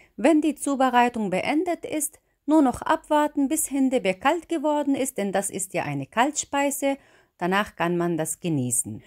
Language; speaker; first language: German; non-native, fluent; Arabic